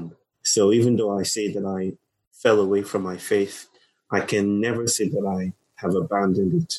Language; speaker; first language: English; non-native, local second language; Yoruba